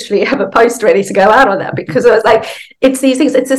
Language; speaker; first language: English; native; English